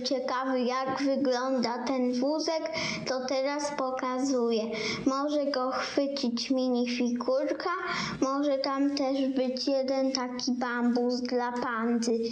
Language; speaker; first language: Polish; native; Polish